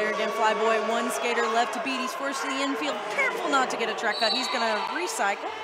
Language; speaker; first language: English; native; English